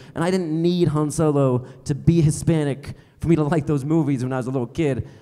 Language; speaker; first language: English; native; English